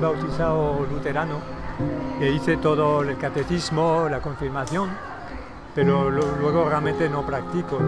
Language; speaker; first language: Spanish; non-native, fluent; French